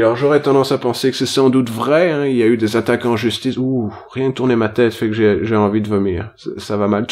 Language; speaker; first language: French; native; French